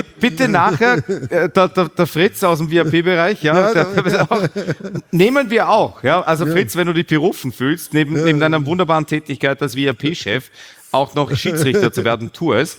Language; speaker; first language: German; native; German